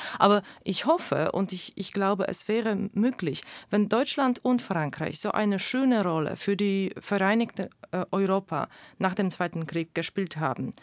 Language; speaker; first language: German; non-native, fluent; Polish